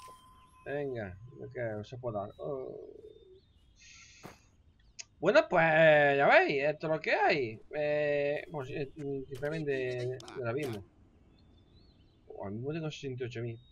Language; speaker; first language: Spanish; native; Spanish